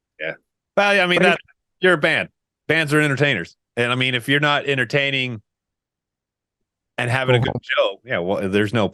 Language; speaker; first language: English; native; English